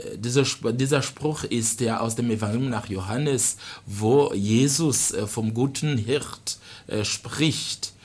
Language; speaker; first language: German; non-native, fluent; Rundi